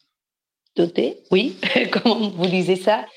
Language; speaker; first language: French; non-native, fluent; Spanish